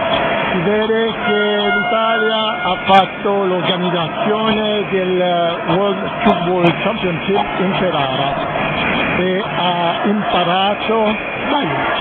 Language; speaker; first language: Italian; non-native, fluent; French